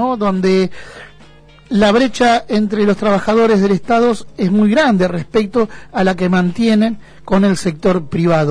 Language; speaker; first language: Spanish; native; Spanish